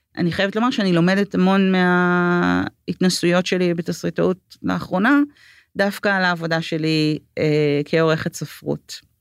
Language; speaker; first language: Hebrew; native; Hebrew